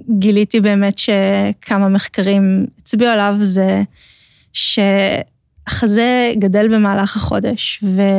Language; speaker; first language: Hebrew; native; Hebrew